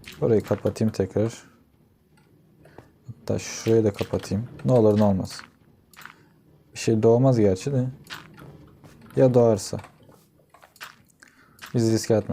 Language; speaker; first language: Turkish; native; Turkish